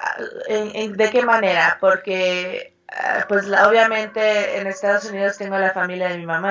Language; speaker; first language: Spanish; early bilingual, heritage; Spanish